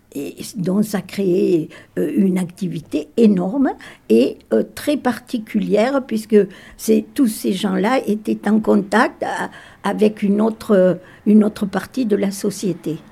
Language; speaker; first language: French; native; French